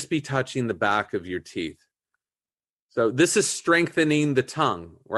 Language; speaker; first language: English; native; English